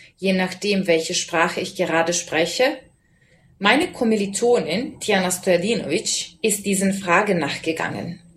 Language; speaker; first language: German; non-native, fluent; Serbian